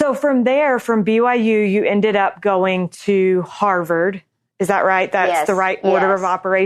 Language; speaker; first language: English; native; English